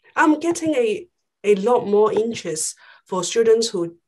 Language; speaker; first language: English; non-native, local second language; Cantonese